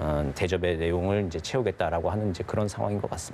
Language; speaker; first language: Korean; native; Korean